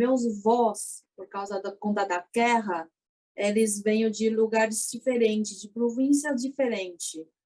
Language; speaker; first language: Portuguese; early bilingual, other home language; Chinese